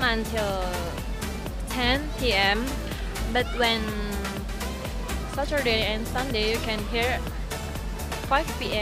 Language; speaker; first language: English; non-native, learner; Indonesian